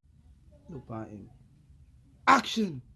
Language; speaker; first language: English; non-native, local second language; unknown